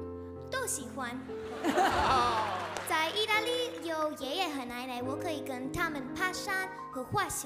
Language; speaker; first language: Chinese; early bilingual, other home language; Italian